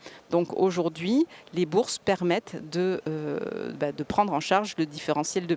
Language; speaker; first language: French; native; French